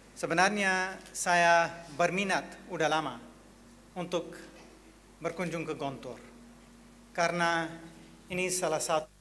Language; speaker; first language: Indonesian; non-native, fluent; English